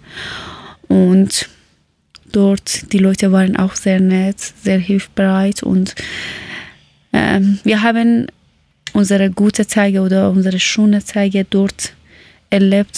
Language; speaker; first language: German; non-native, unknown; Persian